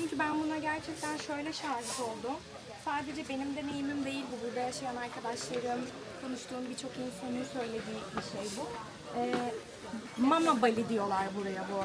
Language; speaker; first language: Turkish; native; Turkish